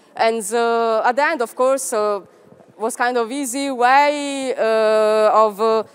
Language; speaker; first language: English; non-native, fluent; Italian